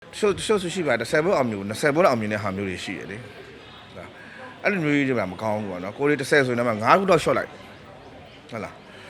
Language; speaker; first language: Burmese; non-native, local second language; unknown